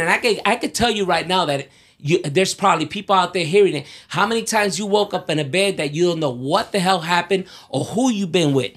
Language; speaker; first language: English; early bilingual, other home language; Spanish